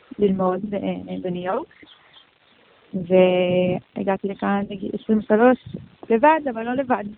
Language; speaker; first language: Hebrew; early bilingual, heritage; Hebrew